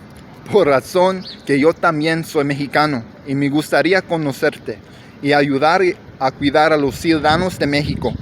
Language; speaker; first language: Spanish; early bilingual, heritage; English